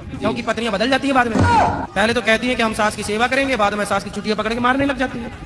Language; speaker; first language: Hindi; native; Hindi